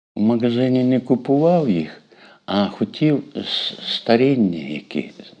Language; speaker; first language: Ukrainian; native; Ukrainian